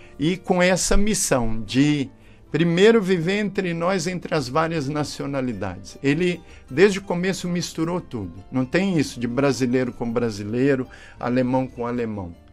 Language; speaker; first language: Portuguese; native; Portuguese